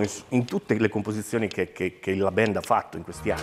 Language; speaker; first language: Italian; native; Italian